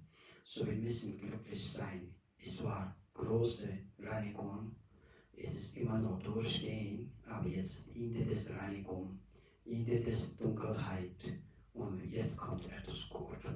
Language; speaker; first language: German; non-native, learner; Tibetan